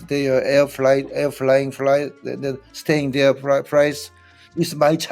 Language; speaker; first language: English; non-native, learner; Korean